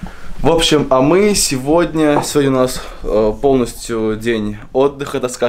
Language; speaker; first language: Russian; native; Russian